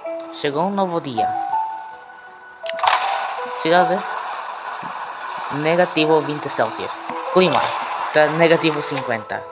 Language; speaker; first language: Portuguese; non-native, learner; Spanish